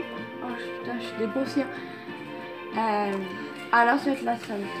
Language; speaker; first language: French; native; French